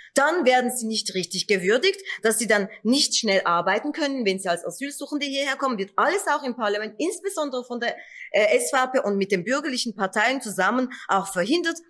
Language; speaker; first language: German; early bilingual, other home language; Kurdish